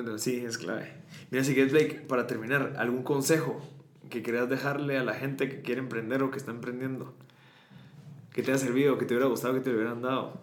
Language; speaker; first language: Spanish; native; Spanish